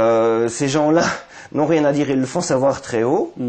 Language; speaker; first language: French; native; French